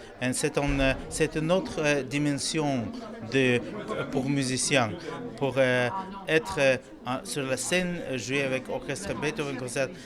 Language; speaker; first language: French; non-native, learner; Russian